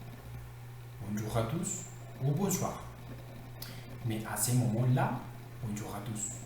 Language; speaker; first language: French; non-native, learner; Spanish